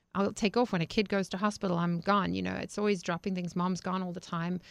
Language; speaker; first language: English; native; English